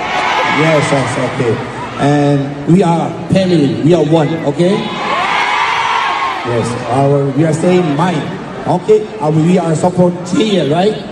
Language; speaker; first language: English; non-native, learner; Korean